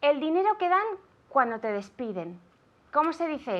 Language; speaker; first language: Spanish; non-native, fluent; English